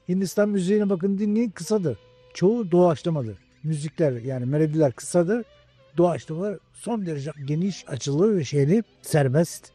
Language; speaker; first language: Turkish; native; Turkish